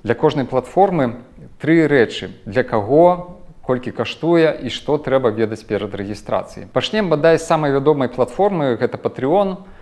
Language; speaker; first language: Belarusian; non-native, local second language; Russian